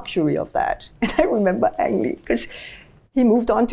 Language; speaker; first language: English; native; English